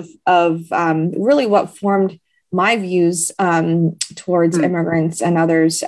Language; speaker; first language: English; native; English